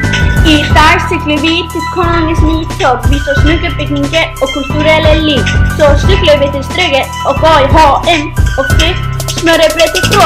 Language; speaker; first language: Danish; non-native, learner; Icelandic